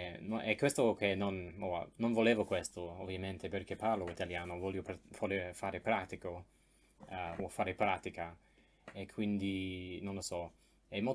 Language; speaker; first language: Italian; non-native, learner; English